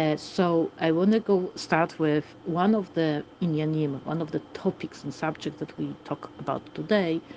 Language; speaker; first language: English; non-native, fluent; Polish